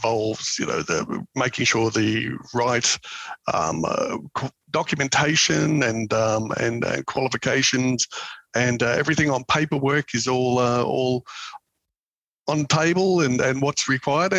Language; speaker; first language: English; native; English